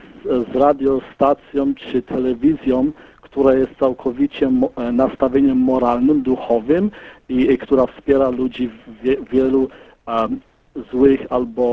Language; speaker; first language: Polish; early bilingual, heritage; Polish